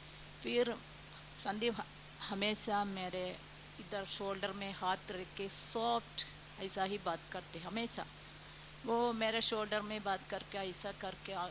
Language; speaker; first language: Hindi; non-native, local second language; Malayalam